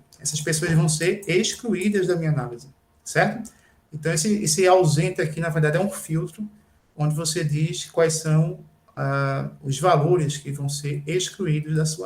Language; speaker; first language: Portuguese; native; Portuguese